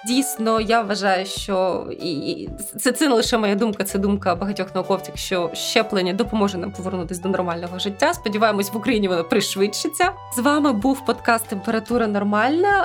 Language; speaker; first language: Ukrainian; native; Ukrainian